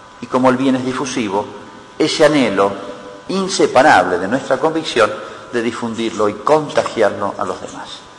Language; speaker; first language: Spanish; native; Spanish